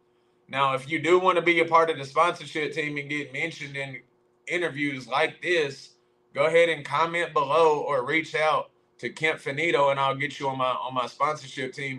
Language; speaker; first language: English; native; English